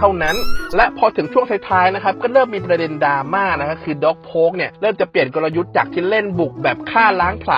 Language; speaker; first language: Thai; native; Thai